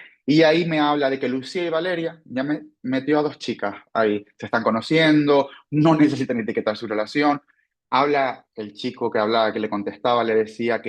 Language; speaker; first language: Spanish; native; Spanish